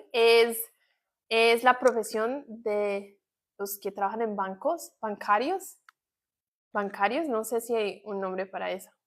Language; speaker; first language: Spanish; non-native, fluent; English